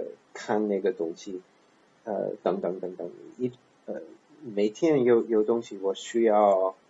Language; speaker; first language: Chinese; non-native, learner; English